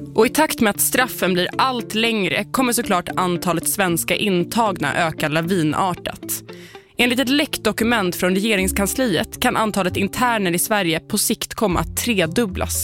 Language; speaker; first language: Swedish; native; Swedish